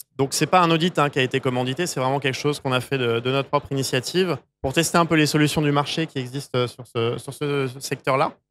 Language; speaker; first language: French; native; French